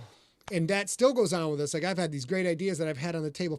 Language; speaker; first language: English; native; English